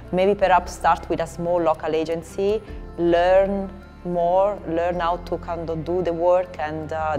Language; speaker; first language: English; non-native, fluent; Italian